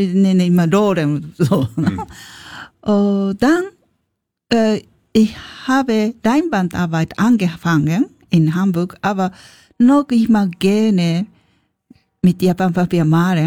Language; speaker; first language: German; non-native, learner; Japanese